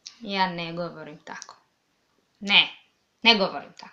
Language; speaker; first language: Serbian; non-native, learner; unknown